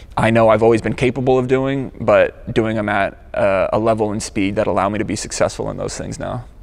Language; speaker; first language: English; native; English